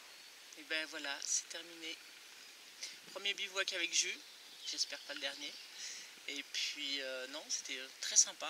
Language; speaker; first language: French; native; French